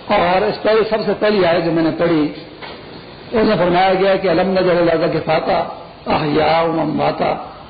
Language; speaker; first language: Urdu; non-native, local second language; Pashto